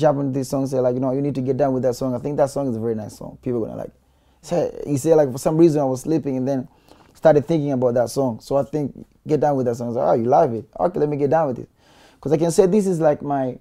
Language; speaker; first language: English; non-native, local second language; Swahili